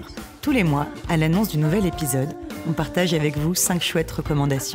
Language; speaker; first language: French; native; French